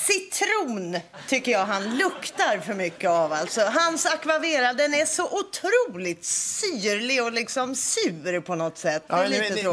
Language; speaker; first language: Swedish; native; Swedish